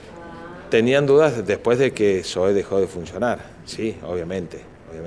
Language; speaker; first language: Spanish; native; Spanish